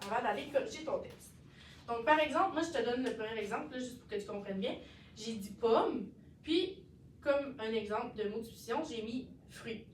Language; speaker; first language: French; native; French